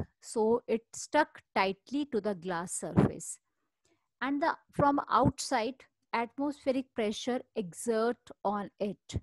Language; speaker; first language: English; non-native, local second language; Hindi